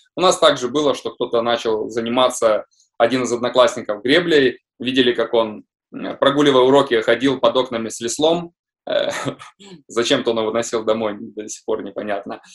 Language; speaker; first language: Russian; native; Russian